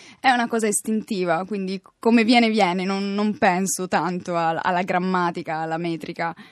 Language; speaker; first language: Italian; native; Italian